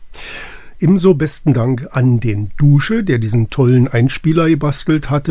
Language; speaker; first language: German; native; German